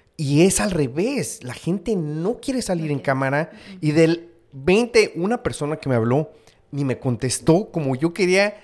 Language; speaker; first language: Spanish; native; Spanish